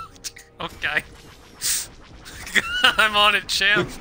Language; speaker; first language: English; native; English